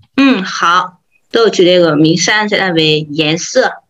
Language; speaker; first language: Chinese; non-native, fluent; Vietnamese